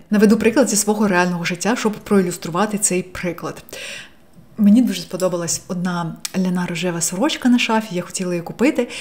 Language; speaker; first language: Ukrainian; non-native, local second language; Russian